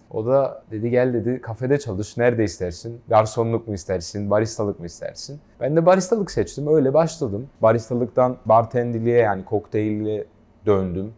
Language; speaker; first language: Turkish; early bilingual, heritage; Turkish